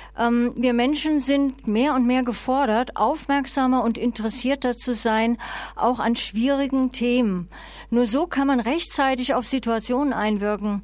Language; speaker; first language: German; native; German